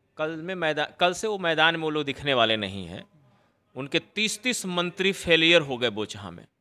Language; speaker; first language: Hindi; native; Hindi